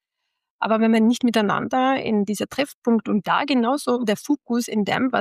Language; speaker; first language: German; non-native, fluent; Arabic